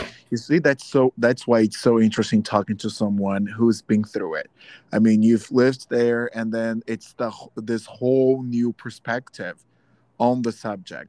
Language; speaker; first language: English; non-native, fluent; Portuguese